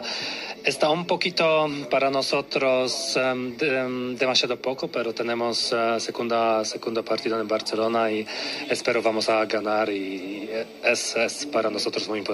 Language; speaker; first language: Spanish; non-native, learner; Polish